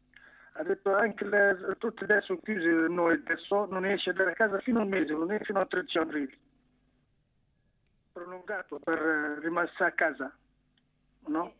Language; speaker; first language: Italian; non-native, learner; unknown